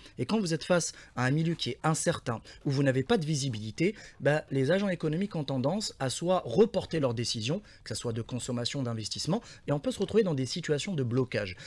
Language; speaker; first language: French; non-native, local second language; Arabic